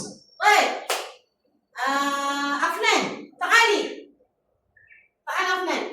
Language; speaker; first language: Arabic; non-native, learner; Malay